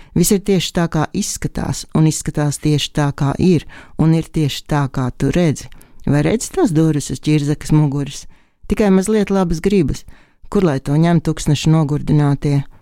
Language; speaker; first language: Latvian; native; Latvian